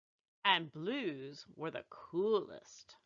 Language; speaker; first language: English; native; English